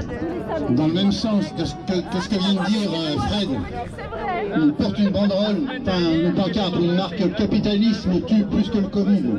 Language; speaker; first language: French; native; French